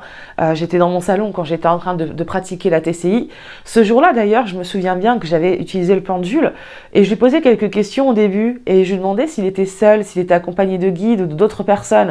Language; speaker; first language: French; native; French